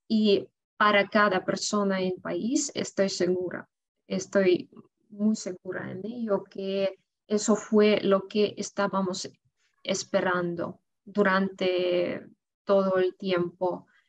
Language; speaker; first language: Spanish; non-native, fluent; Russian